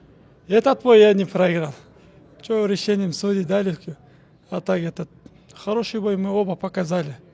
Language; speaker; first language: Russian; non-native, local second language; Kyrgyz